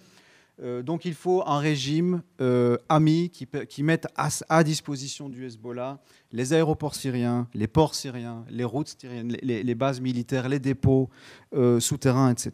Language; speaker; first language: French; native; French